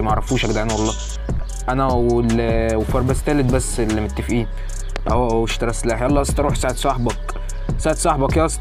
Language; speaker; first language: Arabic; native; Arabic